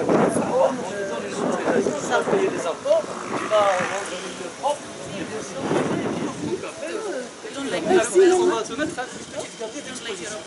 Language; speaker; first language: French; non-native, local second language; Arabic